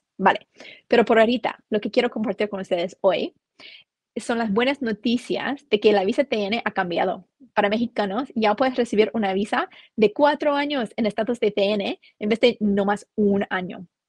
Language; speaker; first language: Spanish; non-native, fluent; English